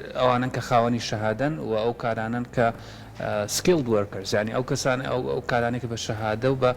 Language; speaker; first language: Central Kurdish; native; Central Kurdish